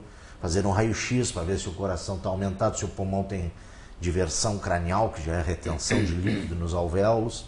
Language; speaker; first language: Portuguese; native; Portuguese